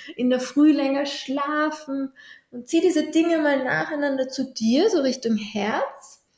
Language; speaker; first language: German; native; German